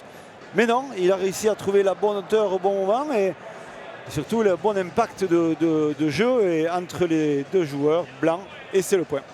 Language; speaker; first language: French; native; French